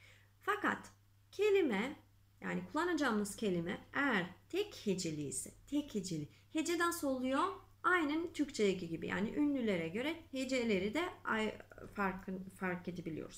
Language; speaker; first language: Turkish; non-native, fluent; Macedonian